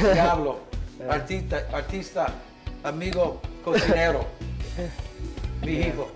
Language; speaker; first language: Spanish; non-native, learner; English